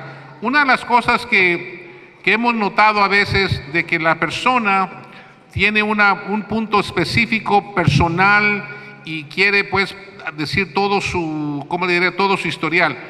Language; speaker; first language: Spanish; early bilingual, heritage; Spanish